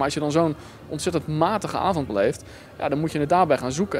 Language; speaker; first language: Dutch; native; Dutch